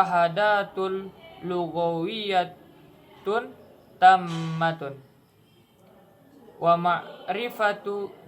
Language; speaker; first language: Arabic; non-native, learner; Indonesian